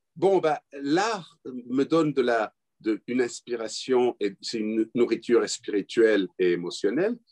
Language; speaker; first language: French; non-native, fluent; Spanish